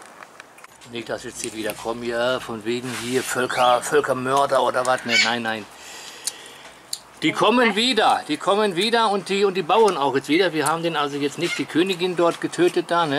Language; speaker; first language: German; native; German